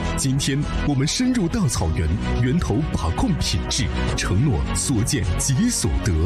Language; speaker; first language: Chinese; native; Chinese